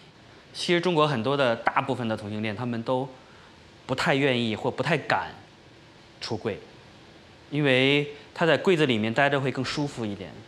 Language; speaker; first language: Chinese; native; Chinese